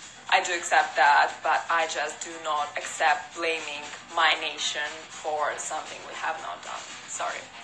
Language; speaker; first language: English; non-native, fluent; Russian